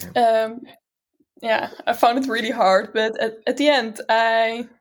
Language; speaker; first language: English; non-native, fluent; Dutch